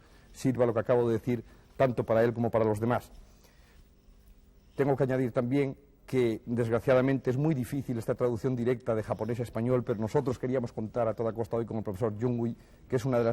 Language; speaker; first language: Spanish; native; Spanish